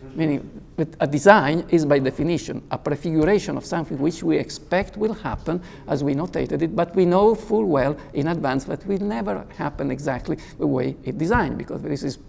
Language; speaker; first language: English; non-native, fluent; Italian